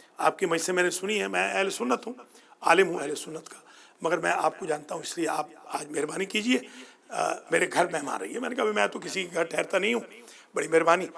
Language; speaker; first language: Urdu; non-native, local second language; Punjabi